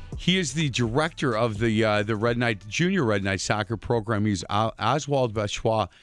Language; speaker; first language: English; native; English